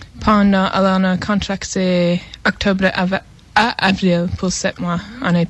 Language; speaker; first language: French; non-native, fluent; English